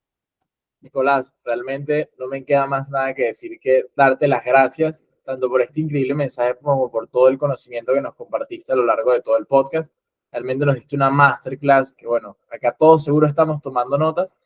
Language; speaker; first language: Spanish; native; Spanish